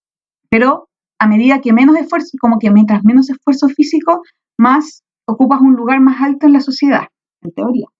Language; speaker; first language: Spanish; native; Spanish